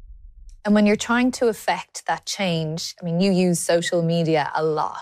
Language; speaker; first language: English; native; English